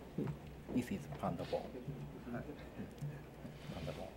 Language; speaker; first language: English; non-native, learner; Japanese